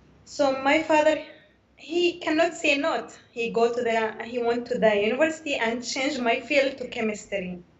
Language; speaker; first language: English; non-native, learner; Arabic